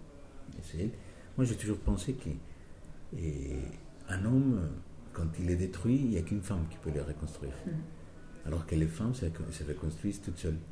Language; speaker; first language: French; non-native, fluent; Spanish